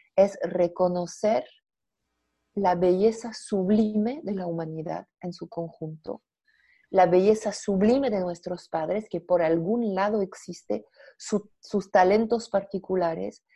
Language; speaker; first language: Spanish; non-native, fluent; French